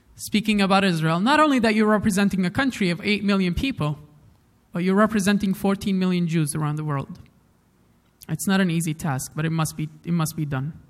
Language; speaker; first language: English; non-native, fluent; Arabic